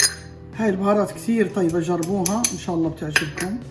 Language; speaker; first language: Arabic; native; Arabic